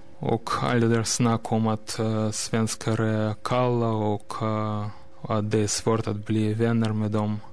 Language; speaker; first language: Swedish; non-native, fluent; Russian